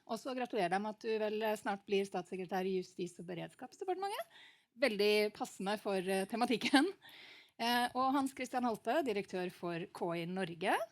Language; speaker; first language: Norwegian; native; Norwegian